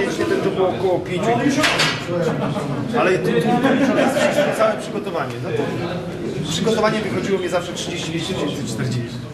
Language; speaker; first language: Polish; native; Polish